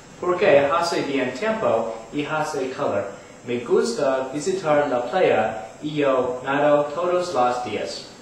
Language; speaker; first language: Spanish; non-native, learner; English